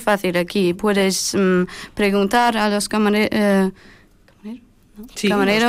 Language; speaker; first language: Spanish; non-native, learner; German